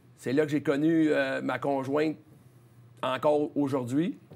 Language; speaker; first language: French; native; French